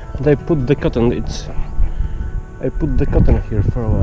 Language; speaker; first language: English; non-native, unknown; Polish